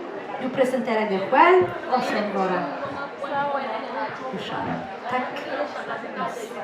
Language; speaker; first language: Swedish; non-native, fluent; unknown